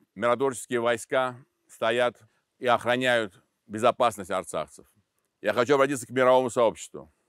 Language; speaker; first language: Russian; non-native, local second language; Armenian